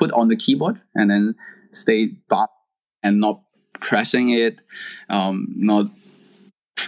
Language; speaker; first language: English; non-native, local second language; Cantonese